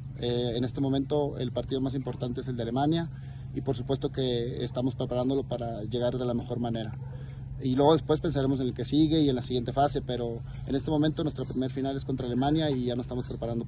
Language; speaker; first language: Spanish; native; Spanish